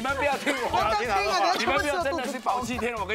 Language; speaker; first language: Chinese; native; Chinese